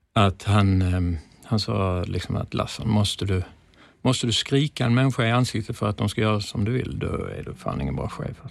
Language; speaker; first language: Swedish; native; Swedish